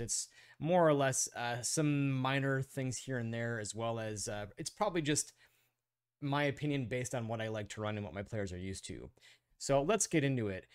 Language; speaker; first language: English; native; English